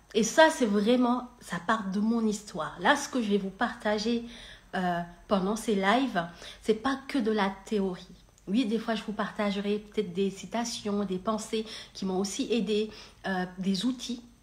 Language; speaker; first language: French; non-native, local second language; Wolof